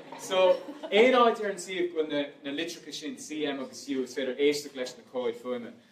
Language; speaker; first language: Irish; native; Irish